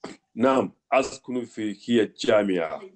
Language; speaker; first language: Arabic; non-native, learner; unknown